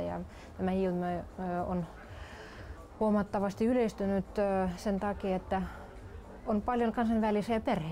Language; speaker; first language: Finnish; non-native, local second language; Russian